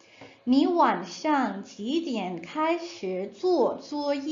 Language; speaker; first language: Chinese; non-native, fluent; English